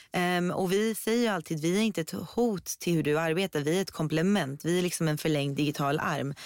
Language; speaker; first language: Swedish; early bilingual, other home language; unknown